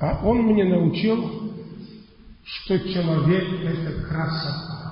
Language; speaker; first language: Russian; non-native, fluent; Polish